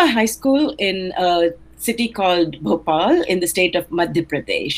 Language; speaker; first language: English; non-native, local second language; Telugu